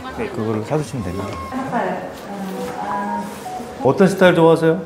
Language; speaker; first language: Korean; native; Korean